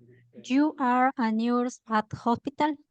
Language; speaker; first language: English; non-native, learner; Spanish